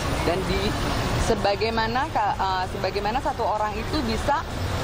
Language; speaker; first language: Indonesian; native; Indonesian